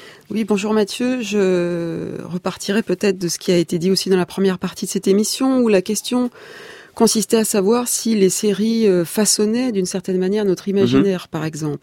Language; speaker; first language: French; native; French